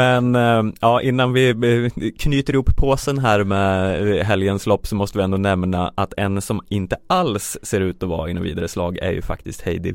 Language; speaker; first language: Swedish; native; Swedish